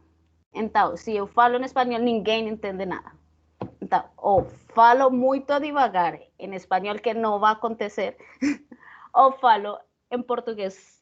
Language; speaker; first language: Portuguese; non-native, learner; Spanish